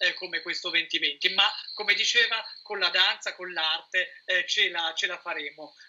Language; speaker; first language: Italian; native; Italian